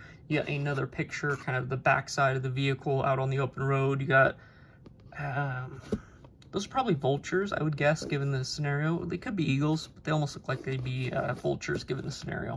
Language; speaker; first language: English; native; English